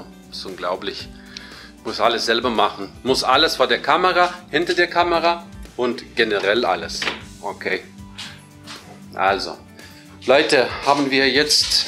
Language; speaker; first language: German; non-native, fluent; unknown